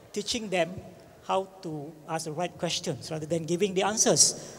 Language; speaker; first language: English; non-native, local second language; Malay